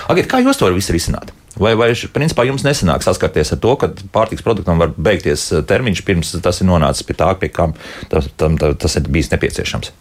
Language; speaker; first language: Latvian; native; Latvian